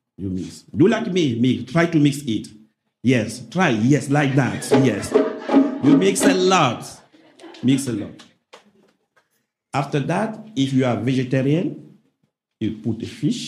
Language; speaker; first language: English; non-native, local second language; French